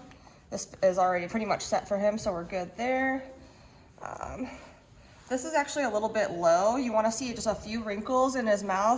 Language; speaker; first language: English; native; English